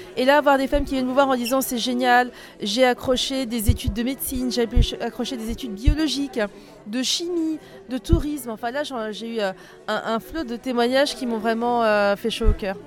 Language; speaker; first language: French; native; French